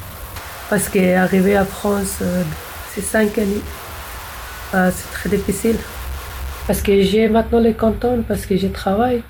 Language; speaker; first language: French; non-native, learner; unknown